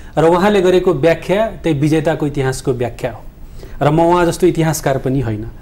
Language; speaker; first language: Nepali; non-native, local second language; Maithili